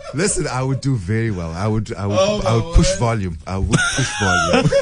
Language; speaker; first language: English; native; English